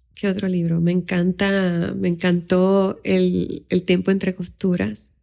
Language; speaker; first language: Spanish; native; Spanish